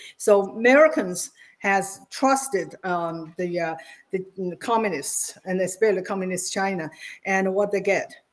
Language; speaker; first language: English; non-native, fluent; Chinese